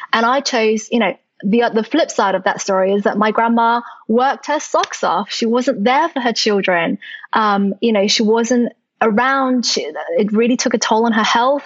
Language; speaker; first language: English; early bilingual, other home language; Chinese